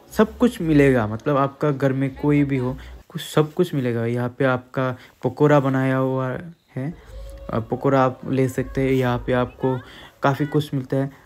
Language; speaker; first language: Hindi; non-native, local second language; Bangla